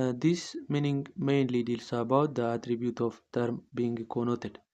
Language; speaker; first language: English; non-native, local second language; Amharic